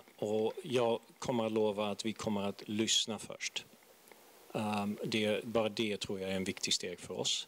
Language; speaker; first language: Swedish; non-native, fluent; Dutch